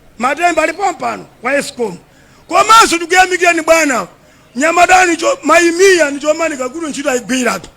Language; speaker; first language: Nyanja; non-native, local second language; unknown